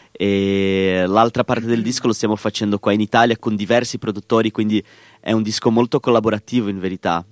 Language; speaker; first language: Italian; non-native, fluent; Portuguese